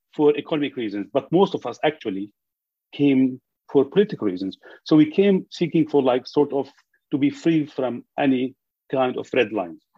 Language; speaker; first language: English; non-native, fluent; Arabic